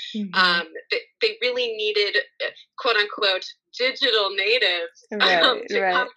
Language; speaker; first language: English; native; English